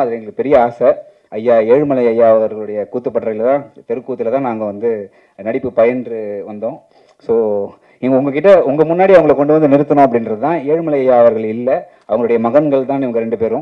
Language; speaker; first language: Tamil; native; Tamil